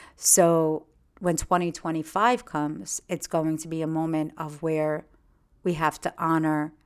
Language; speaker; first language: English; early bilingual, other home language; Russian